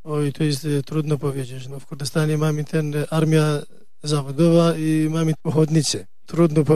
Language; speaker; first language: Polish; non-native, learner; Kurdish